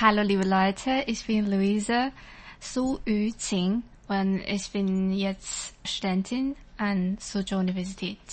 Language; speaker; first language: German; non-native, learner; Chinese